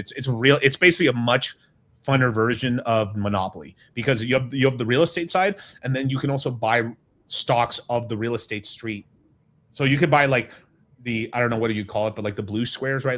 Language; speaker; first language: English; native; English